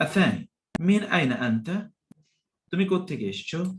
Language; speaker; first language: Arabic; non-native, fluent; Bangla